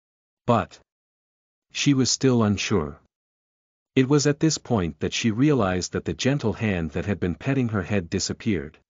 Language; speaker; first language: English; native; English